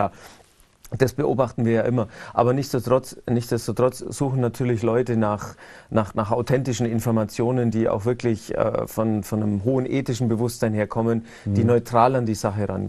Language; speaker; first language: German; native; German